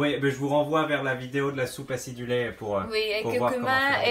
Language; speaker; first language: French; native; French